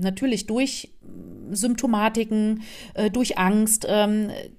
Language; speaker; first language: German; native; German